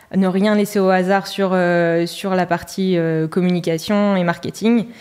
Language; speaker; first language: French; native; French